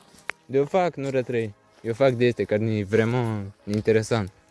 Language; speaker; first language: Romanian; non-native, learner; French